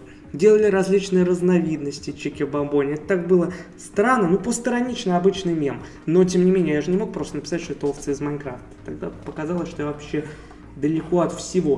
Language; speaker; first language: Russian; native; Russian